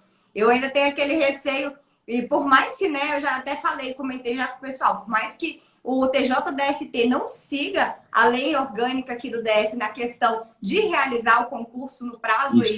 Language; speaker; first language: Portuguese; native; Portuguese